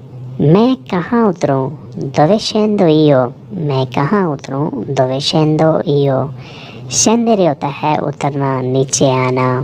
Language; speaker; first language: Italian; non-native, learner; Urdu